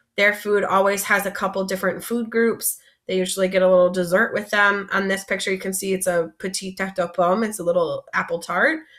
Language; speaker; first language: English; native; English